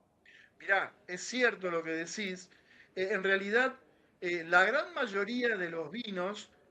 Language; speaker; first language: Spanish; native; Spanish